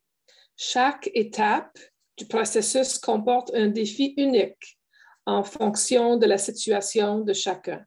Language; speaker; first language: French; native; French